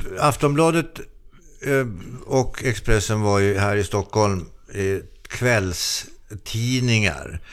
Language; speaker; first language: Swedish; native; Swedish